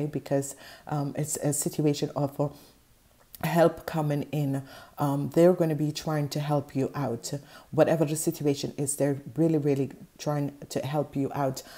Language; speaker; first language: English; non-native, fluent; Dutch